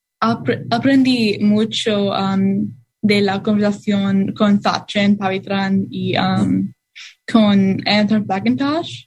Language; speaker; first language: Spanish; non-native, learner; English